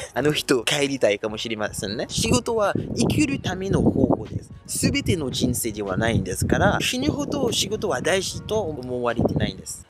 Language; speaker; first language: Japanese; non-native, fluent; French